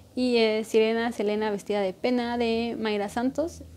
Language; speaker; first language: Spanish; native; Spanish